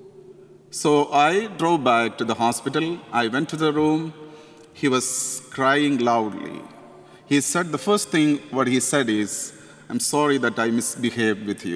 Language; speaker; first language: English; non-native, local second language; Malayalam